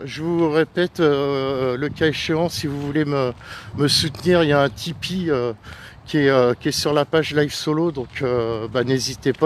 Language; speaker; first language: French; native; French